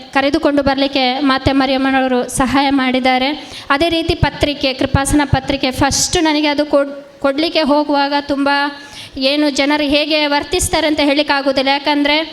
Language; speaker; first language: Kannada; non-native, local second language; Konkani